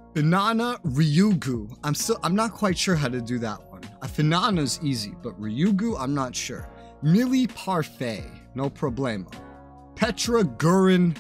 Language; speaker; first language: English; native; English